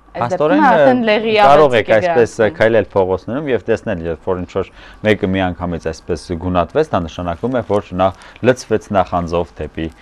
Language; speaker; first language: Armenian; native; Armenian